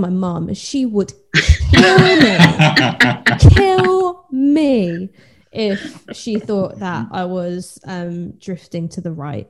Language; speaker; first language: English; native; English